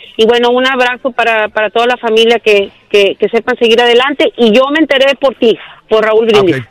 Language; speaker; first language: Spanish; native; Spanish